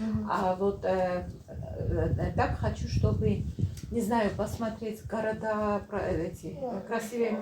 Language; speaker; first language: Russian; non-native, fluent; Armenian